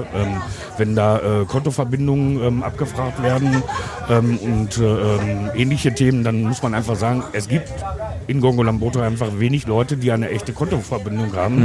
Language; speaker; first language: German; native; German